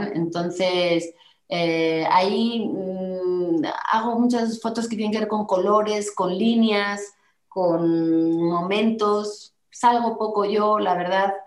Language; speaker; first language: Spanish; native; Spanish